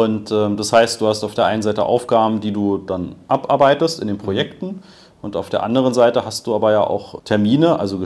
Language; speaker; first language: German; native; German